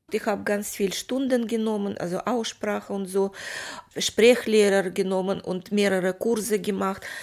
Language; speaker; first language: German; non-native, fluent; Romanian